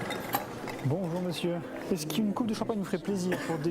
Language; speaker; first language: French; native; French